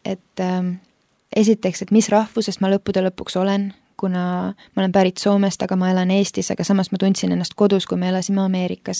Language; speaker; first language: Estonian; early bilingual, other home language; Finnish